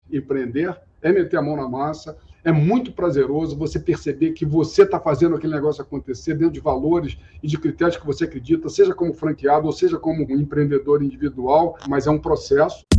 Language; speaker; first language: Portuguese; native; Portuguese